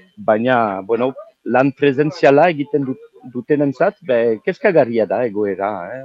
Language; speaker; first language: Basque; non-native, local second language; French